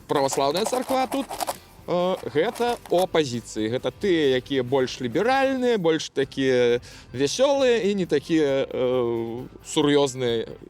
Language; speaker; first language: Belarusian; non-native, local second language; Russian